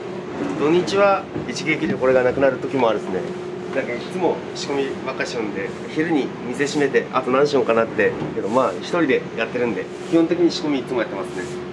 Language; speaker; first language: Japanese; native; Japanese